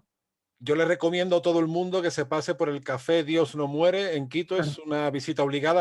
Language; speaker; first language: Spanish; native; Spanish